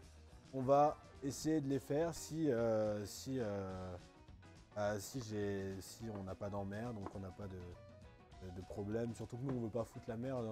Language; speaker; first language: French; native; French